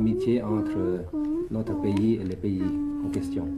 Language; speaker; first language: French; early bilingual, other home language; Thai